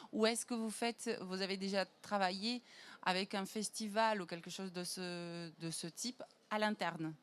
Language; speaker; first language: French; non-native, fluent; Portuguese